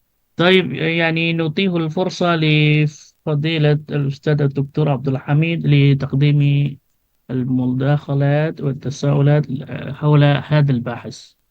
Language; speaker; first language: Arabic; non-native, fluent; Indonesian